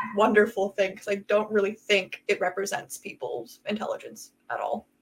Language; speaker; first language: English; native; English